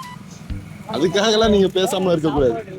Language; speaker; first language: Tamil; native; Tamil